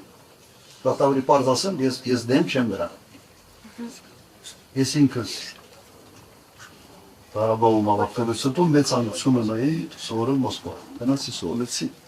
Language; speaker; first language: Armenian; native; Armenian